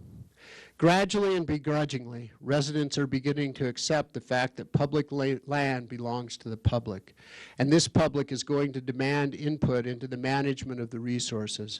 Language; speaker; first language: English; native; English